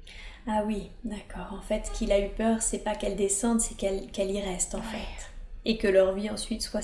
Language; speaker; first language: French; native; French